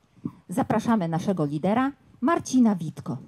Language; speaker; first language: Polish; native; Polish